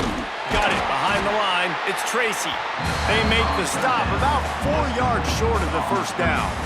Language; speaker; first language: English; native; English